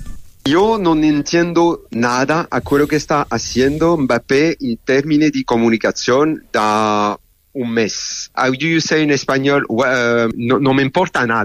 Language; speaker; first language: Spanish; non-native, learner; French